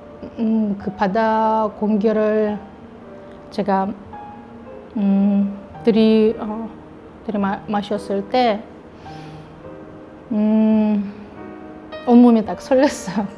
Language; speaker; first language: Korean; non-native, fluent; Russian